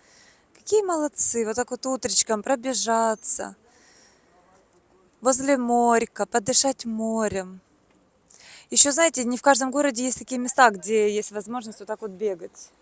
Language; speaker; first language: Russian; native; Russian